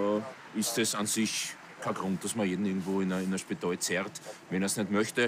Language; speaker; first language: German; native; German